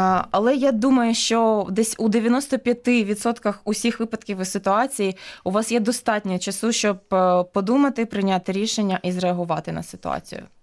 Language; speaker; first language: Ukrainian; native; Ukrainian